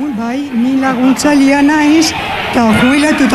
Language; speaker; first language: Basque; non-native, learner; Spanish